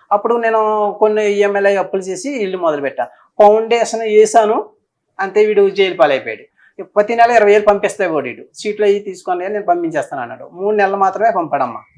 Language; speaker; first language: Telugu; native; Telugu